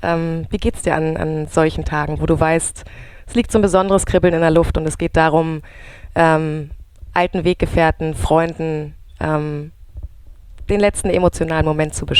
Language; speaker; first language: German; native; German